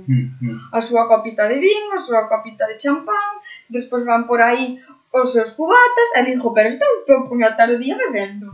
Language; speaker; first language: Galician; non-native, local second language; Spanish